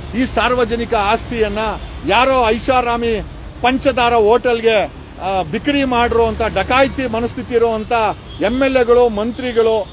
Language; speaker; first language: Kannada; native; Kannada